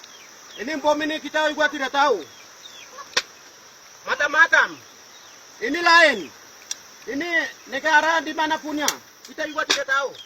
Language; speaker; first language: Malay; non-native, local second language; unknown